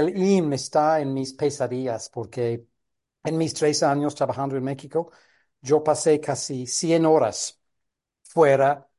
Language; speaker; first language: Spanish; non-native, fluent; English